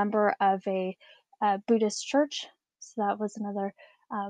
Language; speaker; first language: English; native; English